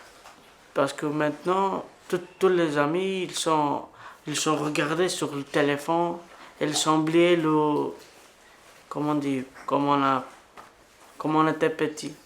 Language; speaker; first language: French; non-native, learner; Bulgarian